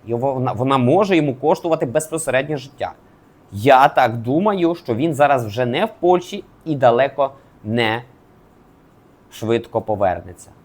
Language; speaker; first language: Ukrainian; native; Ukrainian